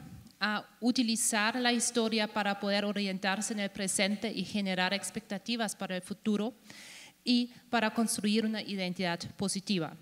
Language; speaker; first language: Spanish; non-native, fluent; German